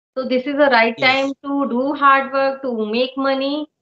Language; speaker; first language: English; non-native, local second language; Hindi